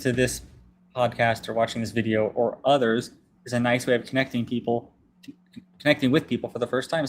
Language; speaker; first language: English; native; English